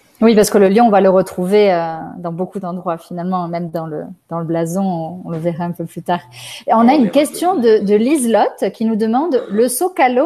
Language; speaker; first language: French; native; French